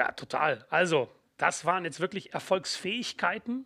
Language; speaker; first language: German; native; German